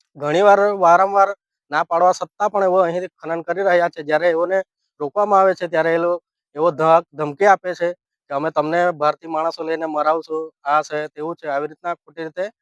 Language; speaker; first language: Gujarati; non-native, local second language; Gamit